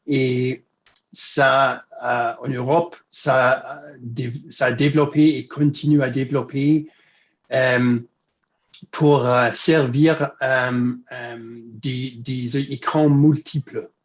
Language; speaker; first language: French; non-native, fluent; English